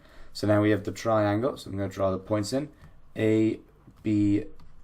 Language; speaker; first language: English; native; English